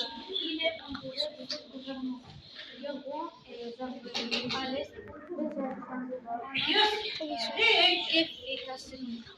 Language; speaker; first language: French; non-native, learner; Arabic